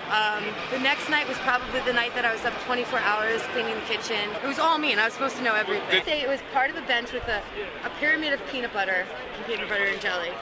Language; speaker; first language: English; native; English